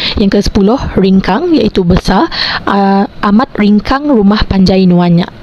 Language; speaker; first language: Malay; non-native, local second language; Iban